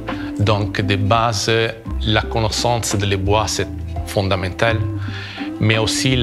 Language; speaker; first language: French; non-native, fluent; Italian